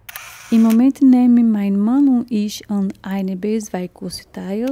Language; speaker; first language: German; non-native, fluent; Portuguese